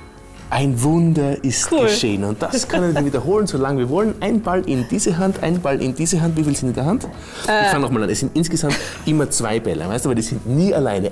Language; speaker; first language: German; native; German